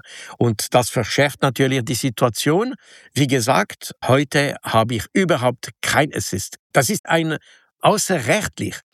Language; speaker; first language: German; non-native, local second language; French